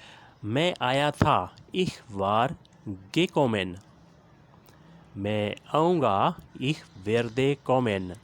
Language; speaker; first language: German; non-native, learner; Urdu